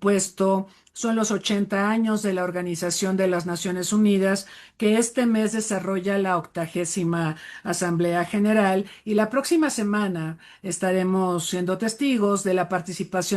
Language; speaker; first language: Spanish; native; Spanish